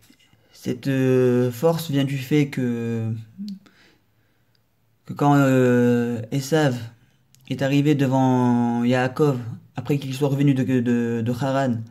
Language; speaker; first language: French; native; French